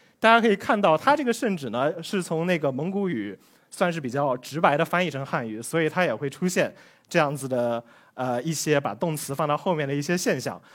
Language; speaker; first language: Chinese; native; Chinese